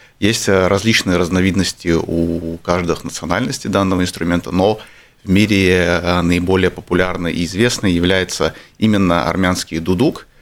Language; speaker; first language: Russian; non-native, local second language; Armenian